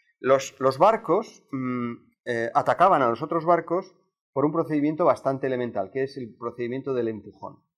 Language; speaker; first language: Spanish; native; Spanish